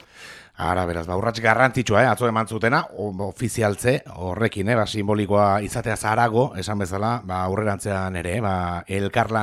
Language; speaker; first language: Basque; native; Basque